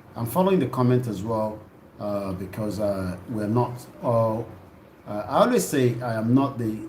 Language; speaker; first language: English; non-native, local second language; Yoruba